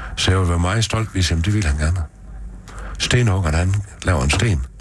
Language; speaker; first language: Danish; native; Danish